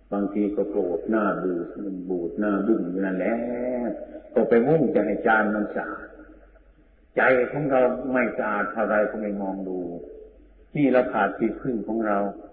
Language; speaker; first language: Thai; non-native, local second language; Northeastern Thai